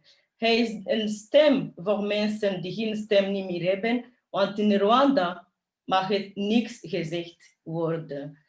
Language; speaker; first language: Dutch; early bilingual, other home language; Kinyarwanda